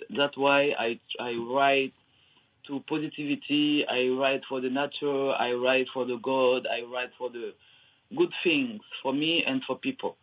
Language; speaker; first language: English; non-native, learner; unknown